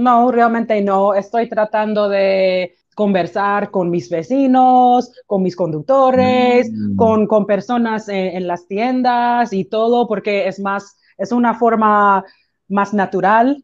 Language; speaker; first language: Spanish; non-native, learner; English